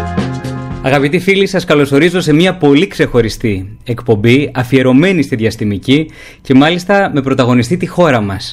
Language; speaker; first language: Greek; native; Greek